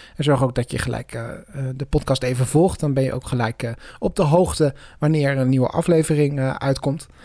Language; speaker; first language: Dutch; native; Dutch